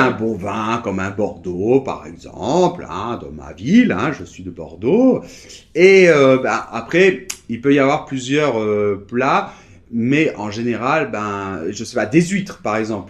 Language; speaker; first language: French; native; French